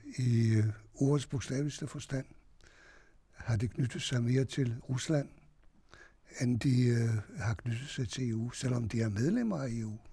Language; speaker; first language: Danish; non-native, fluent; Hungarian